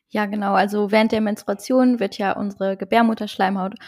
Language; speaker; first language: German; non-native, local second language; Luxembourgish